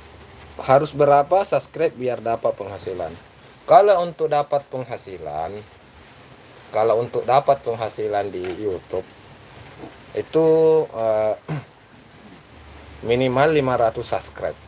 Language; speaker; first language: Indonesian; native; Indonesian